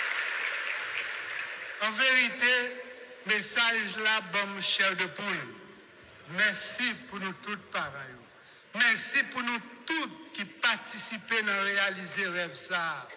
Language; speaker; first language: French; non-native, local second language; Haitian Creole